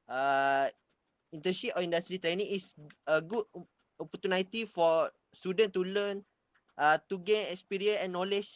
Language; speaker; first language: English; non-native, local second language; Malay